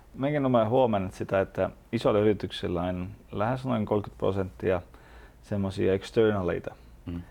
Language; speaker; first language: Finnish; non-native, fluent; Estonian